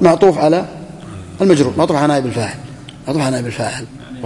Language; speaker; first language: Arabic; native; Arabic